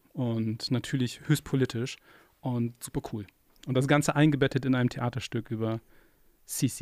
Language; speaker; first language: German; native; German